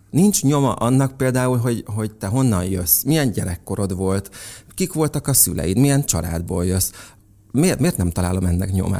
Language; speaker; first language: Hungarian; native; Hungarian